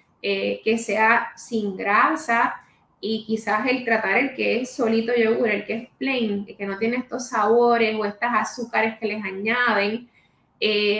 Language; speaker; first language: Spanish; native; Spanish